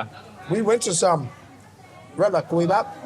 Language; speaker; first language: Vietnamese; non-native, fluent; English